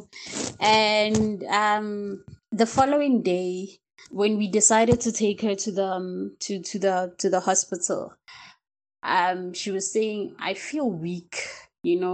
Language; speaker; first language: English; non-native, local second language; Tswana